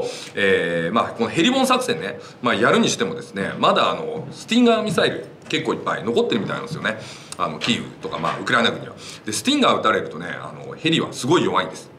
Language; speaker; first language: Japanese; native; Japanese